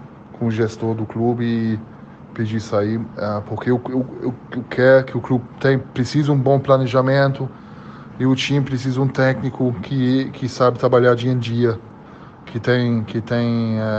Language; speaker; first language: Portuguese; early bilingual, heritage; German